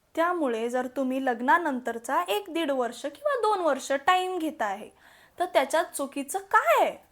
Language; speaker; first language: Marathi; non-native, local second language; Malayalam